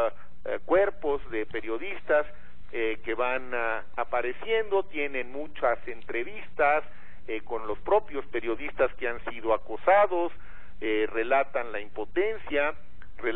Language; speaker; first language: Spanish; native; Spanish